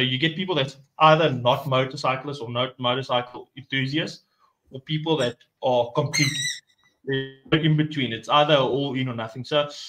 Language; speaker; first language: English; non-native, local second language; Afrikaans